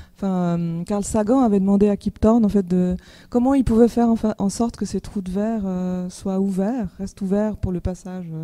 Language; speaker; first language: French; native; French